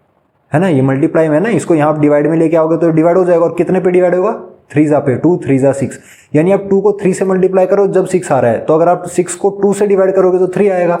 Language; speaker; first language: Hindi; native; Hindi